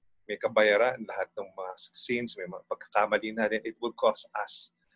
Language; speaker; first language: Filipino; native; Filipino